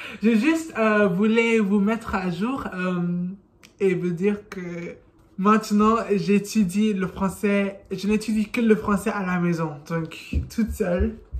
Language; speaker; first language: French; non-native, learner; English